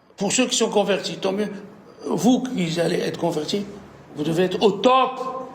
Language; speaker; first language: French; native; French